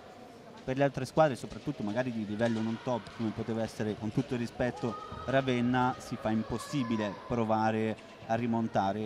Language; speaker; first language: Italian; native; Italian